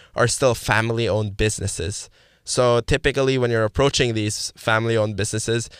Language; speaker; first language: English; non-native, local second language; Filipino